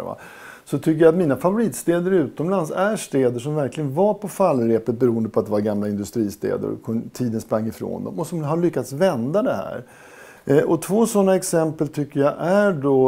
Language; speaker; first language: Swedish; native; Swedish